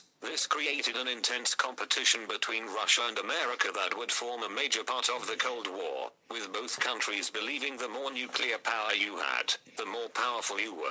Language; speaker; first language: English; native; English